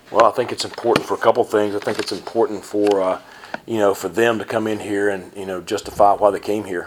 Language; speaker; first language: English; native; English